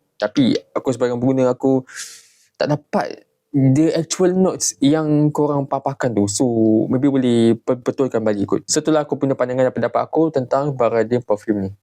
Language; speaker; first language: Malay; native; Malay